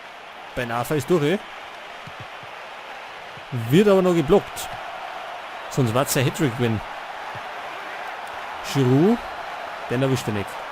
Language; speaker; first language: German; native; German